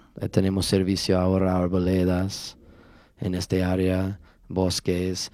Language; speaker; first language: Spanish; non-native, learner; English